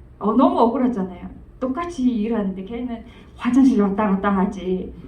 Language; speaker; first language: Korean; non-native, fluent; Mongolian